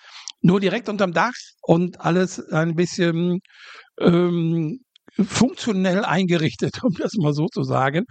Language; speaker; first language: German; native; German